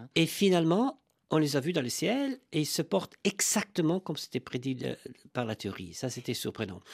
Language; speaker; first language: French; non-native, fluent; Italian